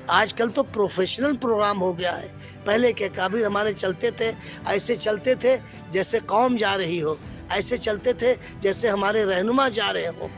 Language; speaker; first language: Urdu; native; Urdu